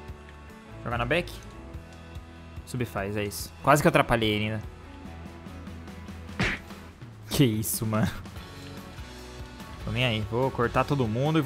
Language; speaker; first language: Portuguese; native; Portuguese